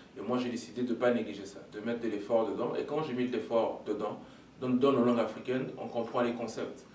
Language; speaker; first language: French; non-native, local second language; Lingala